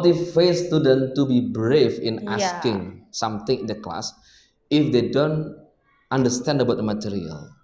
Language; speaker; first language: English; non-native, learner; Indonesian